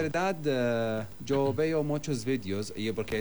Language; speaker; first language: Spanish; non-native, learner; Arabic